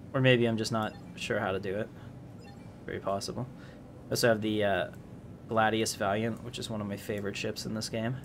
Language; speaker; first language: English; native; English